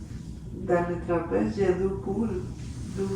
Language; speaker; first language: French; non-native, learner; Spanish